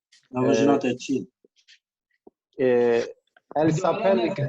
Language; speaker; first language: French; non-native, learner; Kurdish